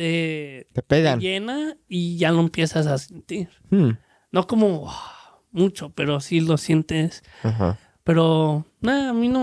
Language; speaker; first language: Spanish; early bilingual, heritage; Spanish